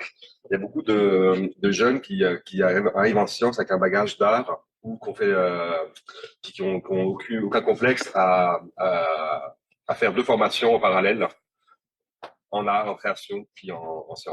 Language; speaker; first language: French; native; French